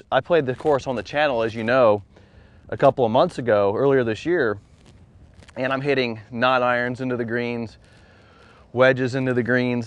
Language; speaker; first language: English; native; English